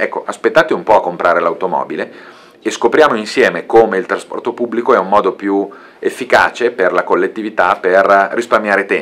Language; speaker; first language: Italian; native; Italian